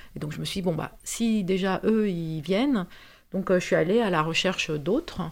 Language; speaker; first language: French; non-native, fluent; Romanian